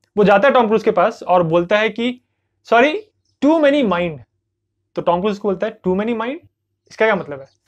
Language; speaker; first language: Hindi; native; Hindi